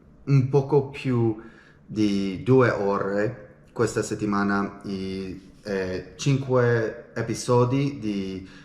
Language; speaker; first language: Italian; non-native, learner; English